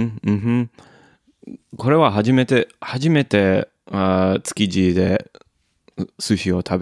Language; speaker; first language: Japanese; non-native, learner; English